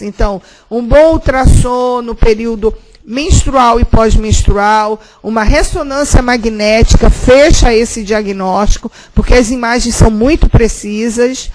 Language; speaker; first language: Portuguese; native; Portuguese